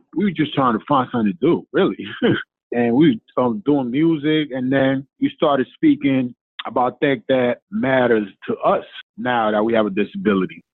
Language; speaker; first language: English; non-native, fluent; Spanish